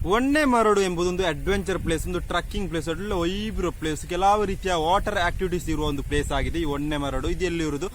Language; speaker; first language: Kannada; native; Kannada